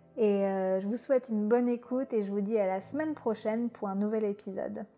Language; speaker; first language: French; native; French